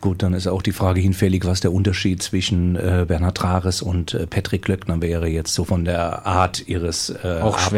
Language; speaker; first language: German; native; German